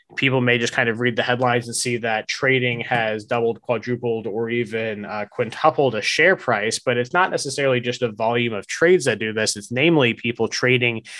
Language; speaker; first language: English; native; English